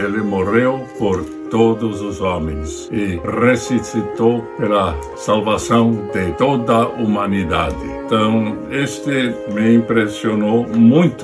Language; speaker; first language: Portuguese; non-native, fluent; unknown